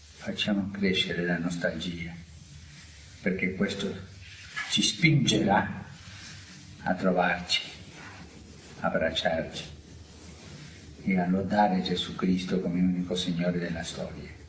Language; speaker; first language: Italian; early bilingual, heritage; Italian